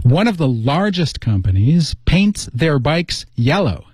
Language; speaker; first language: English; native; English